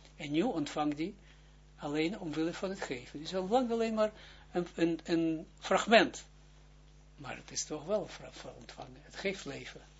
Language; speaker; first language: Dutch; non-native, fluent; Hebrew